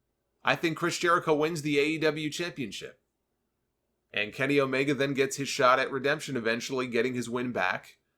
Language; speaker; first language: English; native; English